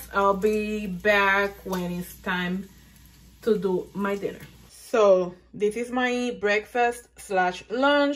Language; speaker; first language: English; non-native, fluent; Spanish